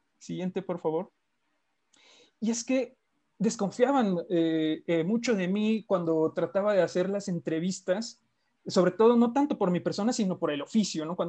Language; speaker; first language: Spanish; native; Spanish